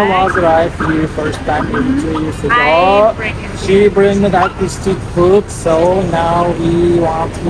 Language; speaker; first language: English; non-native, learner; Turkish